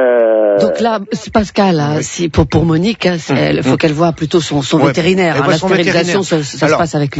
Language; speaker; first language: French; native; French